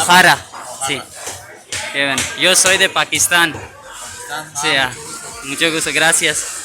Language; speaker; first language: Spanish; non-native, learner; Urdu